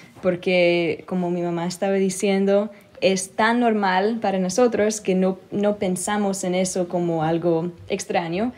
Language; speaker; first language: Spanish; early bilingual, heritage; Spanish